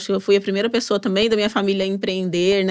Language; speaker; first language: Portuguese; native; Portuguese